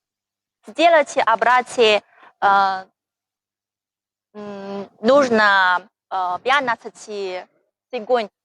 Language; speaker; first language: Russian; non-native, learner; Chinese